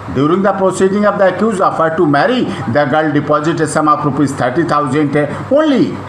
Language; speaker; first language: English; non-native, local second language; Hindi